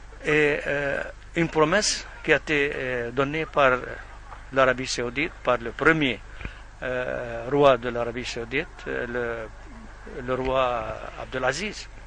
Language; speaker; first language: French; non-native, fluent; Arabic